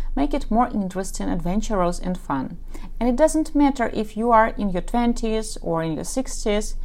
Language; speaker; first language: English; non-native, fluent; Russian